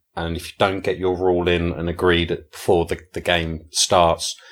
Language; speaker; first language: English; native; English